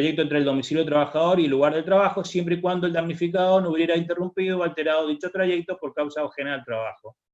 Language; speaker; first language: Spanish; native; Spanish